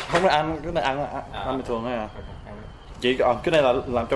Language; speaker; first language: Vietnamese; early bilingual, heritage; Vietnamese